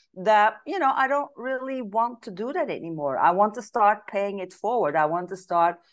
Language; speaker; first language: English; non-native, fluent; Dutch